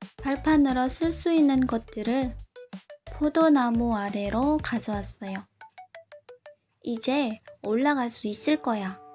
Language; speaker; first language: Korean; non-native, learner; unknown